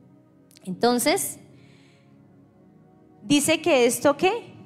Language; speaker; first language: Spanish; native; Spanish